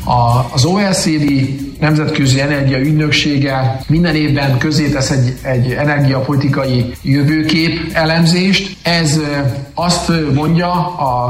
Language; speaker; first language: Hungarian; native; Hungarian